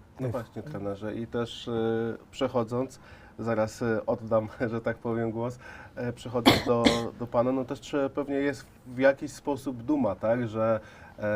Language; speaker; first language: Polish; native; Polish